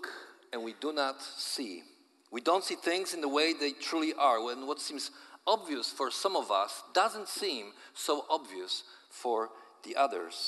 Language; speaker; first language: English; non-native, fluent; Polish